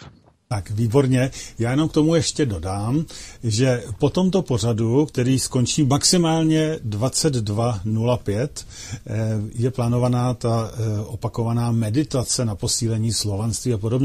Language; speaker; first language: Czech; native; Czech